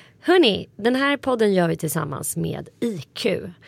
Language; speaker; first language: Swedish; native; Swedish